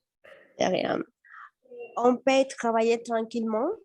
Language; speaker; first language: French; non-native, learner; Spanish